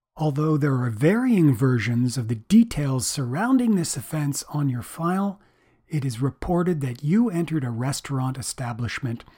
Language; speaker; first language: English; native; English